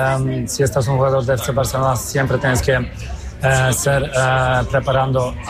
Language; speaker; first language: Spanish; non-native, fluent; Polish